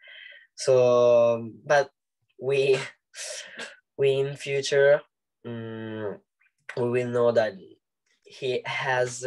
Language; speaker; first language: English; non-native, learner; Italian